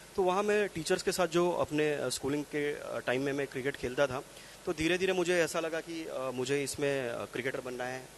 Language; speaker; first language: Hindi; non-native, local second language; Gujarati